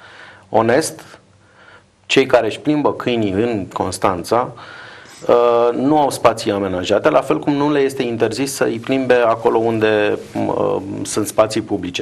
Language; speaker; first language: Romanian; native; Romanian